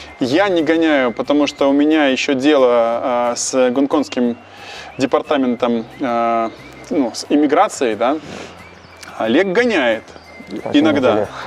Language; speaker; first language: Russian; native; Russian